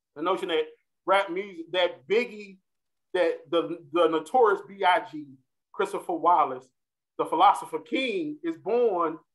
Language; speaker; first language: English; native; English